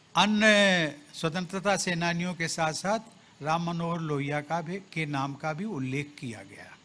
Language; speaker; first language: Hindi; native; Hindi